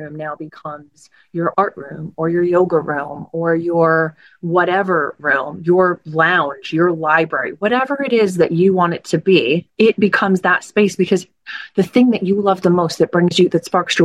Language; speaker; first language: English; native; English